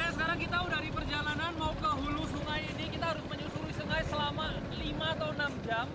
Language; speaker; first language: Indonesian; native; Indonesian